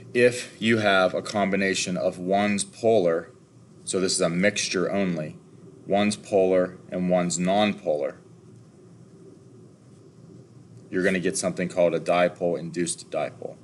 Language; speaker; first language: English; native; English